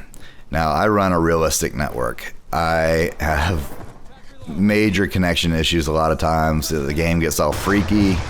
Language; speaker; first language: English; native; English